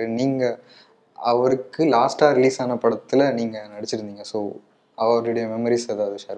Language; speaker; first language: Tamil; native; Tamil